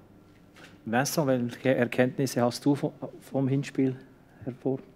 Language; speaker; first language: German; native; German